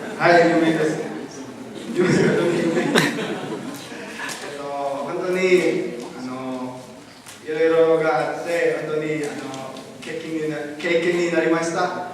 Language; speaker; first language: Japanese; non-native, learner; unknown